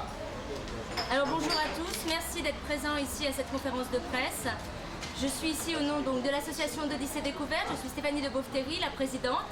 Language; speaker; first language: French; native; French